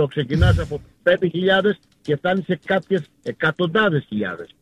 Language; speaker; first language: Greek; native; Greek